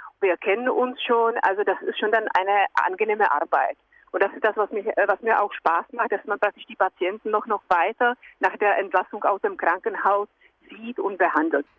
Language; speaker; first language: German; non-native, fluent; Czech